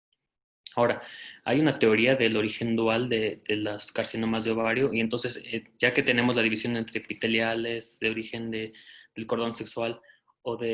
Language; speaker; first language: Spanish; native; Spanish